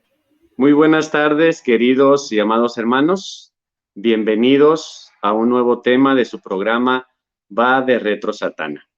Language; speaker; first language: Spanish; native; Spanish